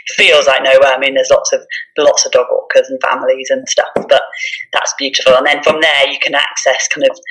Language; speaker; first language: English; native; English